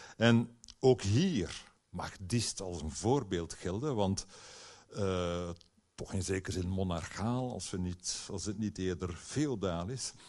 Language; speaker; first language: Dutch; native; Dutch